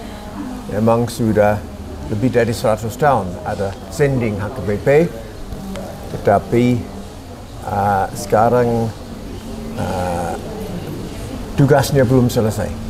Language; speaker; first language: Indonesian; non-native, fluent; English